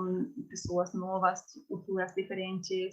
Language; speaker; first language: Portuguese; non-native, learner; English